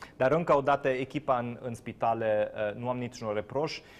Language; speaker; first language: Romanian; non-native, fluent; German